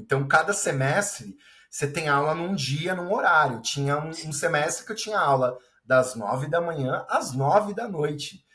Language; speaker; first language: Portuguese; native; Portuguese